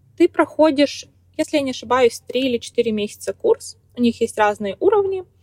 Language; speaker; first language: Russian; native; Russian